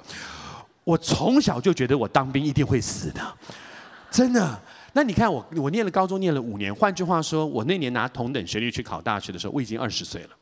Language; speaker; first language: Chinese; native; Chinese